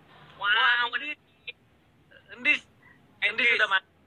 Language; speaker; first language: Indonesian; native; Indonesian